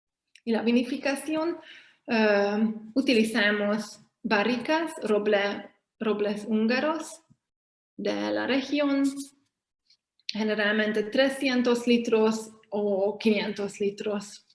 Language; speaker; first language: Spanish; non-native, fluent; Hungarian